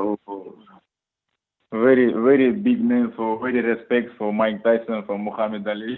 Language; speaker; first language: English; non-native, learner; Russian